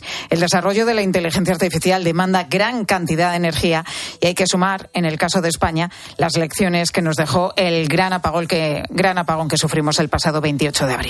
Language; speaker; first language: Spanish; native; Spanish